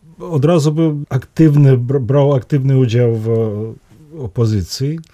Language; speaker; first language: Polish; non-native, fluent; Russian